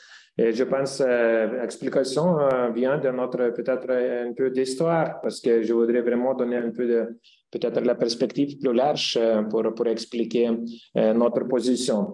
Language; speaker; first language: French; non-native, fluent; Lithuanian